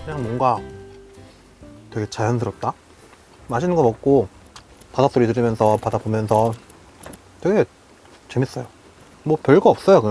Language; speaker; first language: Korean; native; Korean